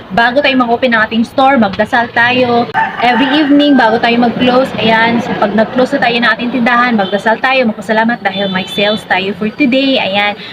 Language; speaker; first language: Filipino; non-native, local second language; Cebuano